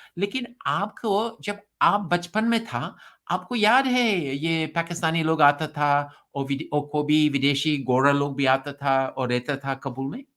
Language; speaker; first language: Hindi; non-native, learner; English